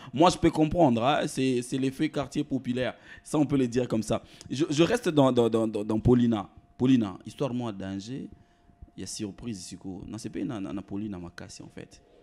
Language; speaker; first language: French; non-native, local second language; Lingala